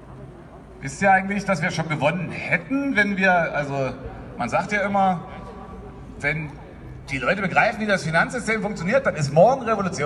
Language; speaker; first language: German; native; German